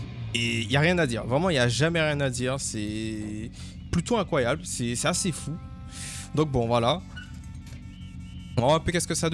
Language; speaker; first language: French; native; French